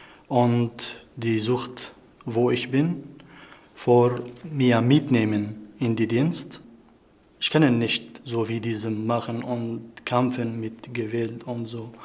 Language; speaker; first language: German; non-native, learner; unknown